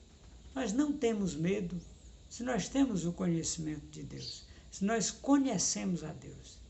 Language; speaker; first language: Portuguese; native; Portuguese